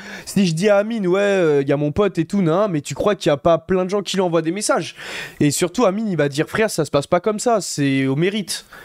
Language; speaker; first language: French; native; French